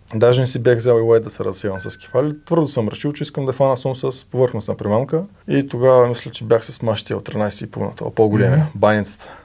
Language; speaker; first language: Bulgarian; native; Bulgarian